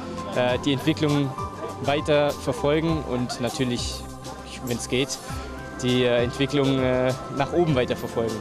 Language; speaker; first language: German; native; German